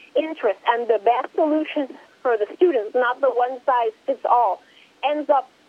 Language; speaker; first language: English; early bilingual, other home language; Spanish